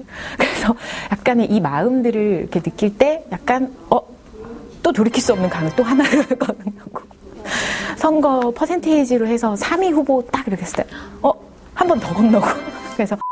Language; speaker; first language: Korean; native; Korean